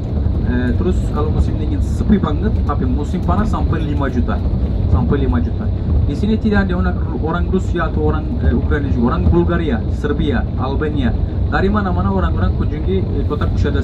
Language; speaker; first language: Indonesian; non-native, fluent; Turkish